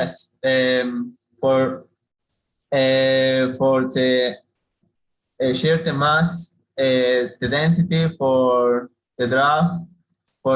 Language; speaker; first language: English; non-native, learner; Spanish